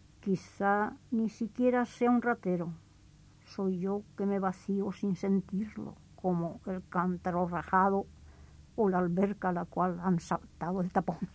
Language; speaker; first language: Spanish; native; Spanish